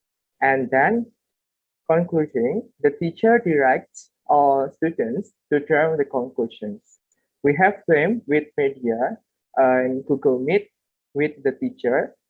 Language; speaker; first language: English; non-native, learner; Indonesian